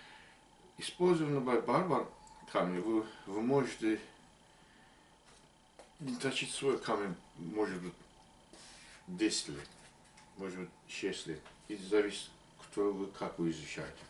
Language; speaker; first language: Russian; non-native, learner; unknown